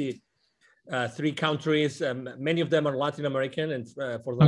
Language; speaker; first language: English; non-native, fluent; Spanish